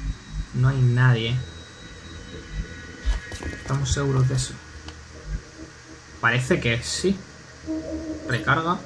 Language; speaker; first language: Spanish; native; Spanish